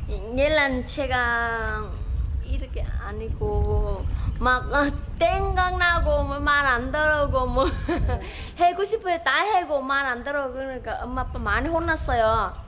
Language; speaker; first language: Korean; non-native, learner; Vietnamese